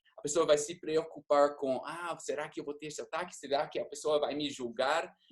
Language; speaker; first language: Portuguese; non-native, fluent; English